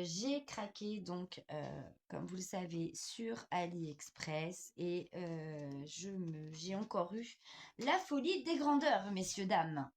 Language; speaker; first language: French; native; French